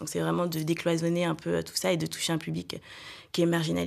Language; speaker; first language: French; native; French